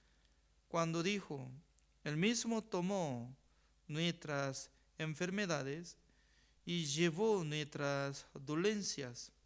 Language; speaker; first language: Spanish; non-native, fluent; Korean